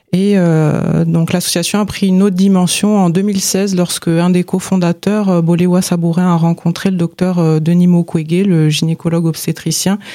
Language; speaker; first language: French; native; French